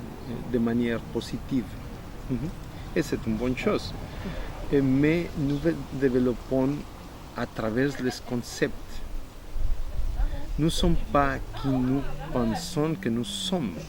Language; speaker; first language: French; non-native, fluent; Spanish